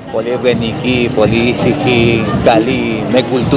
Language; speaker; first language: Greek; non-native, fluent; Spanish